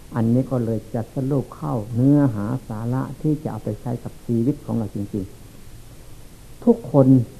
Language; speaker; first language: Thai; non-native, local second language; Lao